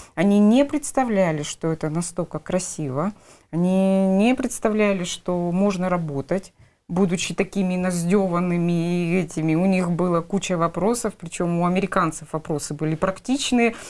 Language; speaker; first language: Russian; native; Russian